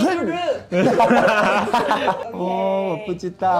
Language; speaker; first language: Chinese; non-native, learner; Thai